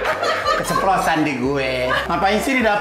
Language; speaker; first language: Indonesian; native; Indonesian